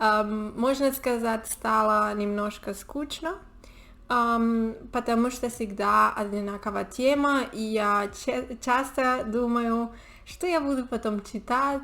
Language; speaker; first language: Russian; non-native, learner; Spanish